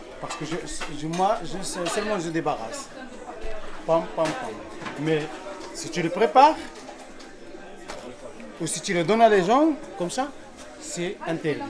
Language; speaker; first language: French; non-native, learner; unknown